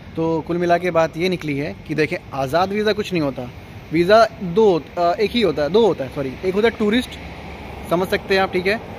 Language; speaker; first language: Hindi; native; Hindi